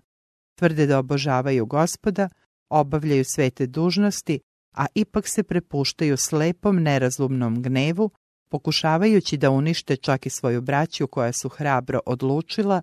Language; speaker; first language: Serbian; native; Serbian